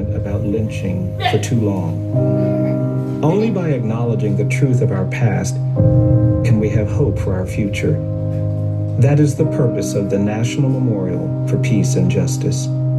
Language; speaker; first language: English; native; English